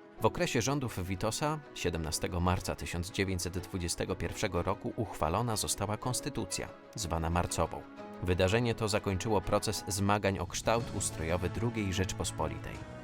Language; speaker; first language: Polish; native; Polish